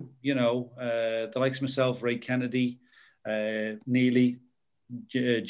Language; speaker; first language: English; native; English